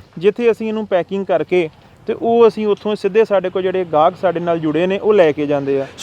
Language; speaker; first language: Punjabi; native; Punjabi